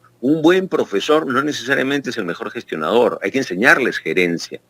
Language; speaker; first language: Spanish; native; Spanish